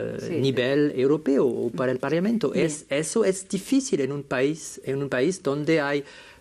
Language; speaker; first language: Spanish; non-native, fluent; French